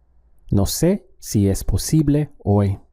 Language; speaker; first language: Spanish; non-native, fluent; English